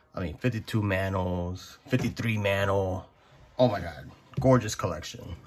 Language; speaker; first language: English; native; English